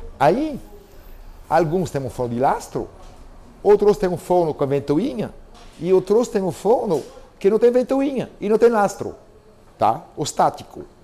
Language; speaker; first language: Portuguese; non-native, fluent; French